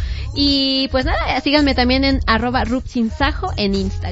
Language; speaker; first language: Spanish; native; Spanish